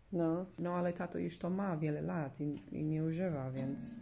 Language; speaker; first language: Polish; non-native, learner; English